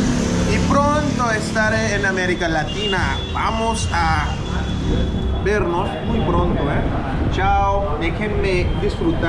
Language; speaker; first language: Spanish; non-native, fluent; Hindi